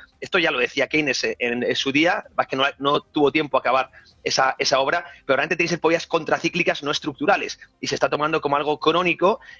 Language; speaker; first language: Spanish; native; Spanish